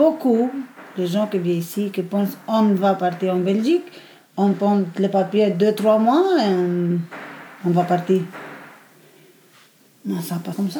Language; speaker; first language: French; non-native, learner; Albanian